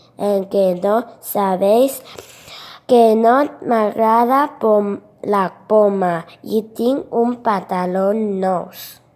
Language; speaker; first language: Catalan; early bilingual, other home language; Chinese